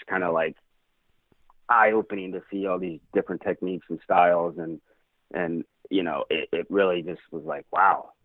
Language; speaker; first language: English; native; English